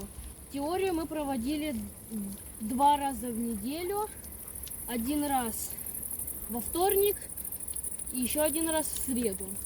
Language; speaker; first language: Russian; early bilingual, other home language; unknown